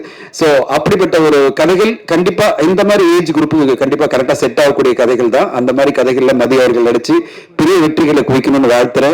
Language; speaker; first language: Tamil; native; Tamil